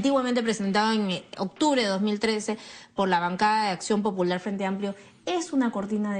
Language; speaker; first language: Spanish; native; Spanish